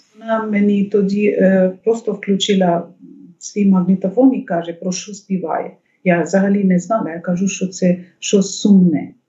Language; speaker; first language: Ukrainian; non-native, fluent; Bangla